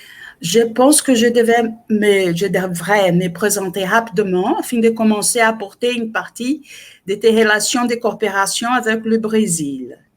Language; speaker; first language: French; non-native, fluent; Portuguese